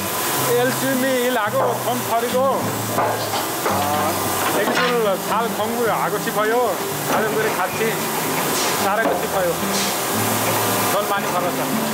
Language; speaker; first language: Korean; non-native, learner; Nepali